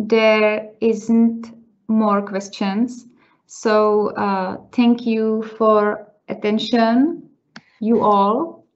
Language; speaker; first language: English; non-native, learner; Czech